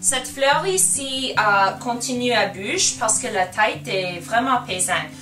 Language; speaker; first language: French; non-native, learner; English